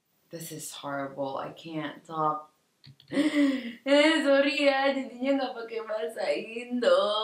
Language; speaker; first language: Indonesian; early bilingual, heritage; Indonesian